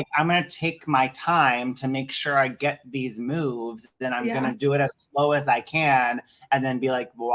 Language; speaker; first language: English; native; English